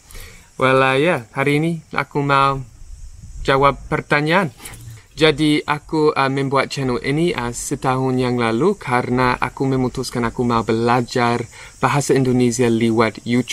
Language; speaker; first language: Indonesian; non-native, learner; English